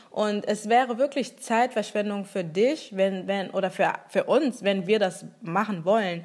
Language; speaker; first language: German; early bilingual, other home language; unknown